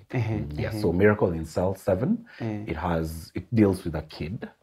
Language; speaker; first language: English; non-native, local second language; Swahili